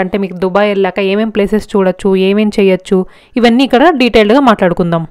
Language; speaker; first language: Telugu; native; Telugu